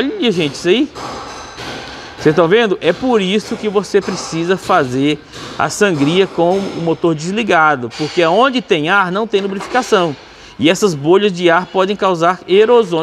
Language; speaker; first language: Portuguese; native; Portuguese